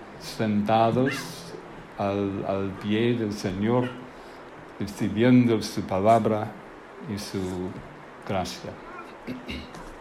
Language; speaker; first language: Spanish; non-native, fluent; English